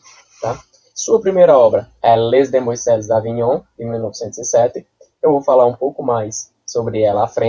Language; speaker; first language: Portuguese; native; Portuguese